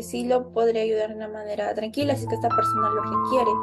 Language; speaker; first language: Spanish; native; Spanish